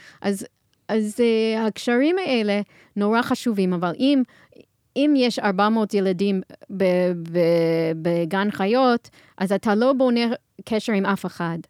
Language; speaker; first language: Hebrew; non-native, fluent; English